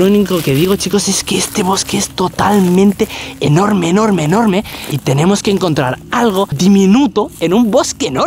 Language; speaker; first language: Spanish; native; Spanish